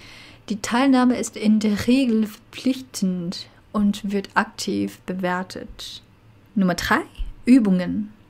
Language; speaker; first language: German; non-native, fluent; Chinese